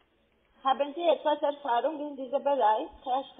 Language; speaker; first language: German; non-native, fluent; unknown